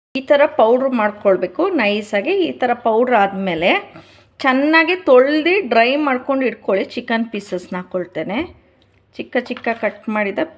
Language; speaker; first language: Kannada; native; Kannada